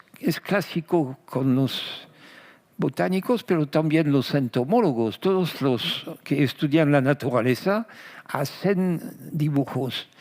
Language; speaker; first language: Spanish; non-native, fluent; French